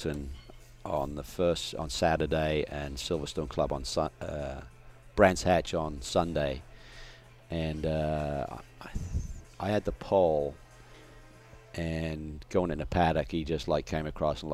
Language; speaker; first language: English; native; English